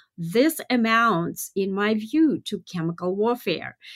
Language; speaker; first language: English; non-native, fluent; Russian